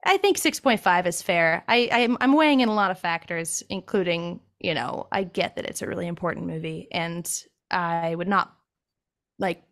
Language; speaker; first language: English; native; English